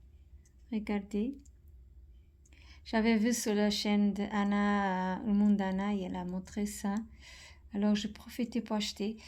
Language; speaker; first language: French; non-native, fluent; Portuguese